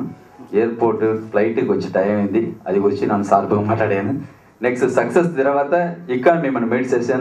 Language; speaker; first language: Telugu; non-native, learner; Tamil